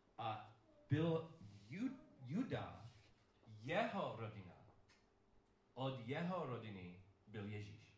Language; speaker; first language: Czech; non-native, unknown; English